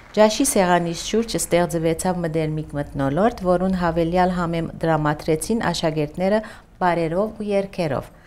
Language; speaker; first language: Armenian; early bilingual, heritage; Armenian